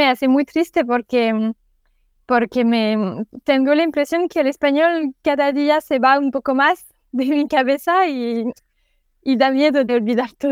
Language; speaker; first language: Spanish; non-native, learner; French